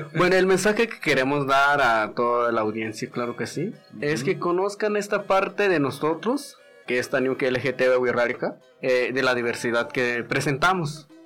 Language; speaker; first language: Spanish; non-native, local second language; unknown